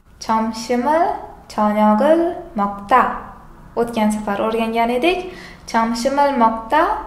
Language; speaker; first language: Korean; non-native, fluent; Uzbek